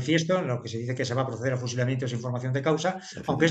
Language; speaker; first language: Spanish; native; Spanish